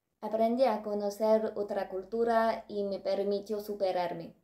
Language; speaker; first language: Spanish; non-native, learner; French